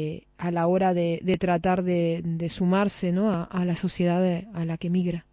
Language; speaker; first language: Spanish; native; Spanish